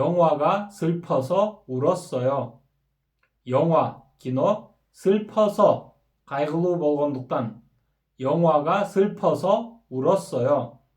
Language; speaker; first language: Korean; non-native, fluent; Kyrgyz